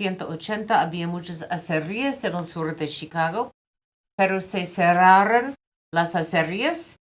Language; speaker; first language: Spanish; non-native, fluent; English